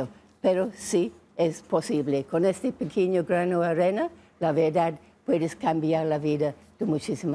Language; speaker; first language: Spanish; non-native, fluent; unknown